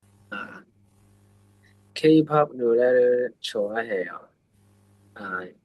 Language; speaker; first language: Korean; non-native, learner; Cantonese